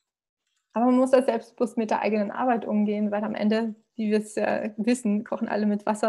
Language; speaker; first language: German; native; German